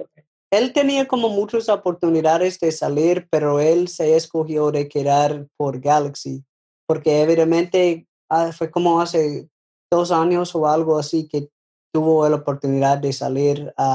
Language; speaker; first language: Spanish; non-native, learner; English